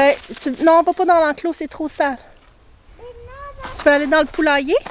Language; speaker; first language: French; native; French